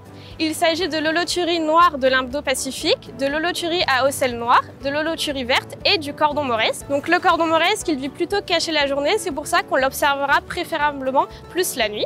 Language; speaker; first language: French; native; French